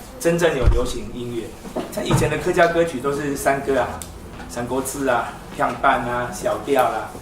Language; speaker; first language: Chinese; non-native, local second language; Min Nan Chinese